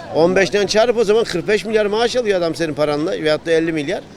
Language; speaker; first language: Turkish; native; Turkish